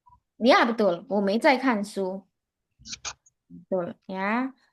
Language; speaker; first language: Indonesian; native; Indonesian